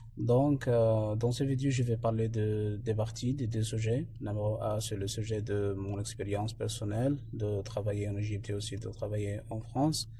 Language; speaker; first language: French; non-native, fluent; Arabic